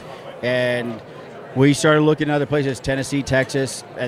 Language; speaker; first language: English; native; English